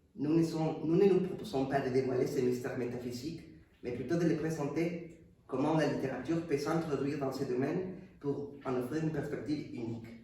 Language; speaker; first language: French; non-native, fluent; Spanish